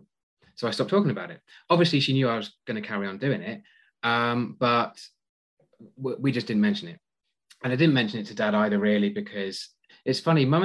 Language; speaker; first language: English; native; English